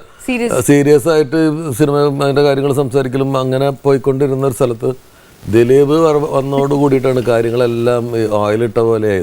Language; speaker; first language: Malayalam; native; Malayalam